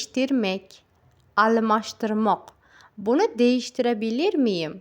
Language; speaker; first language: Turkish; non-native, fluent; Uzbek